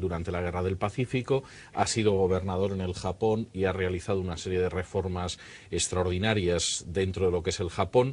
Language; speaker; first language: Spanish; native; Spanish